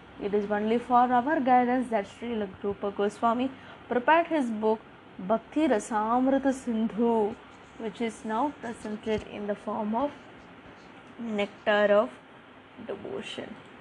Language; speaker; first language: English; non-native, local second language; Tamil